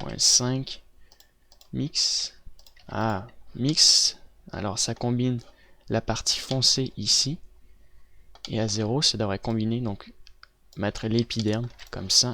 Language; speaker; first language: French; native; French